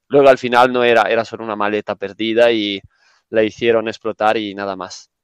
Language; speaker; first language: Spanish; non-native, fluent; Italian